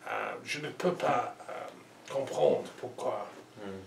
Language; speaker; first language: French; non-native, learner; English